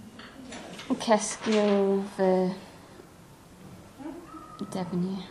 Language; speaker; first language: French; non-native, learner; English